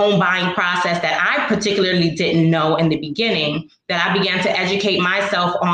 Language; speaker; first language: English; native; English